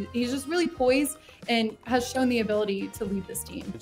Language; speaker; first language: English; native; English